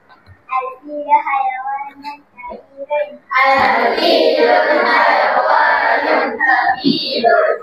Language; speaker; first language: Arabic; non-native, learner; Malay